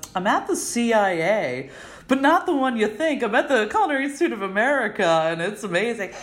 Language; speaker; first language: English; native; English